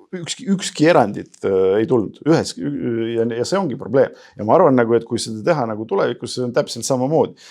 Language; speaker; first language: Estonian; non-native, local second language; Russian